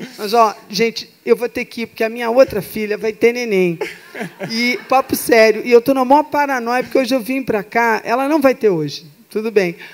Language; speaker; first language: Portuguese; native; Portuguese